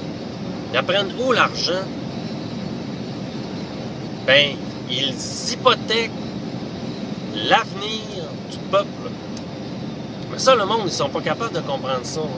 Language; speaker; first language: French; native; French